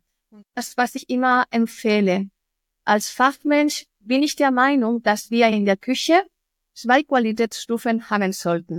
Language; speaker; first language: German; non-native, fluent; Spanish